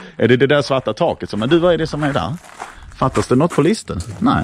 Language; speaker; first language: Swedish; native; Swedish